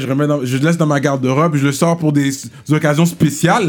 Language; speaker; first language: French; native; French